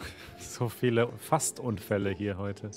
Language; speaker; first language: German; native; German